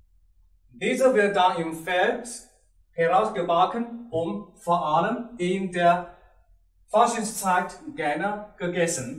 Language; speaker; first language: German; non-native, learner; Chinese